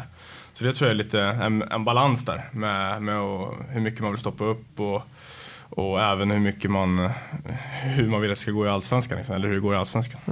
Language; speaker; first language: Swedish; native; Swedish